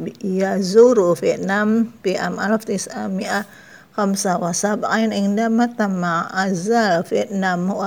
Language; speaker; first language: Arabic; non-native, learner; Indonesian